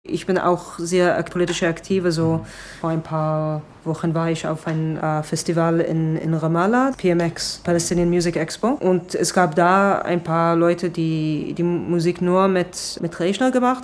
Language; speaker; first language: German; non-native, fluent; Hebrew